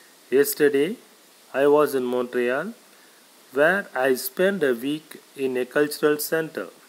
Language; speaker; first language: English; non-native, local second language; Tamil